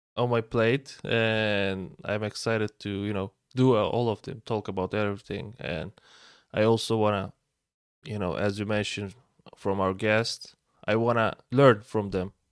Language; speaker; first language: English; non-native, fluent; Turkish